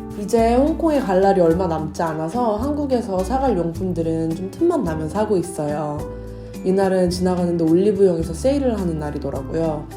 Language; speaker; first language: Korean; native; Korean